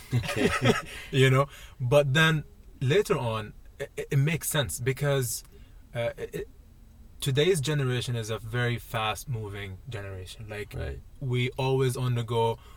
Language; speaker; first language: English; non-native, fluent; Arabic